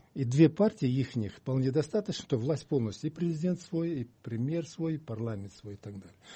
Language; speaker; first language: Russian; non-native, local second language; Kyrgyz